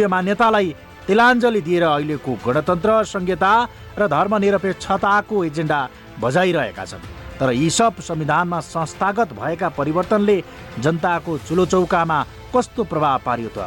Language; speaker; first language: Nepali; native; Nepali